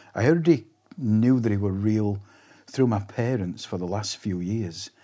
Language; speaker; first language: English; native; English